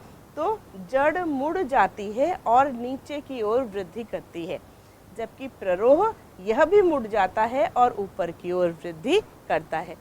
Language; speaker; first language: Hindi; native; Hindi